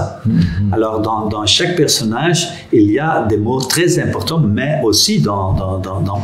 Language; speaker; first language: French; non-native, local second language; Dutch